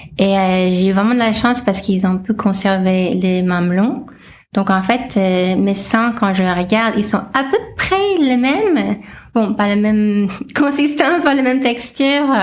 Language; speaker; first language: French; non-native, fluent; English